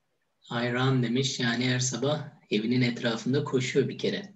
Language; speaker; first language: Turkish; native; Turkish